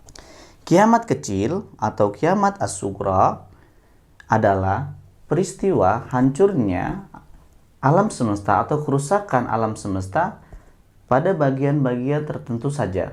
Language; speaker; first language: Indonesian; native; Indonesian